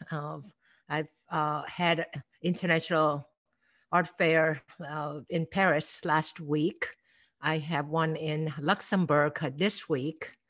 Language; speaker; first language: English; non-native, fluent; Korean